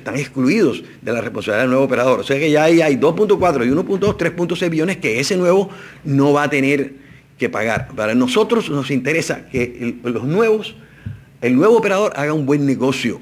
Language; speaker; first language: Spanish; native; Spanish